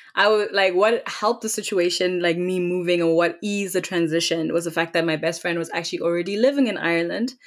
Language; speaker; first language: English; non-native, local second language; Tswana